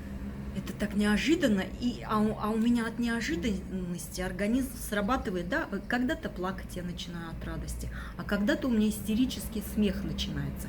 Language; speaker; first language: Russian; native; Russian